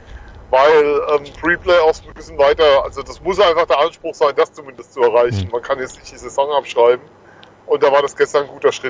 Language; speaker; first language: German; native; German